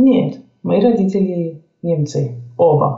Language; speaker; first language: Russian; non-native, fluent; German